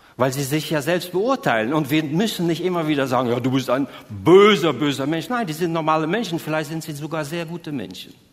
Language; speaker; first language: German; native; German